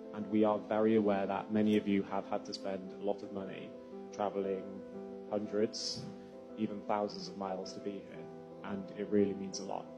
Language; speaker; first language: English; native; English